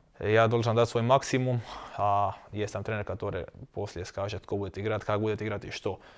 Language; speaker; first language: Russian; non-native, learner; Croatian